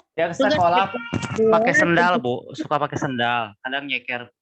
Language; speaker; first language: Indonesian; native; Indonesian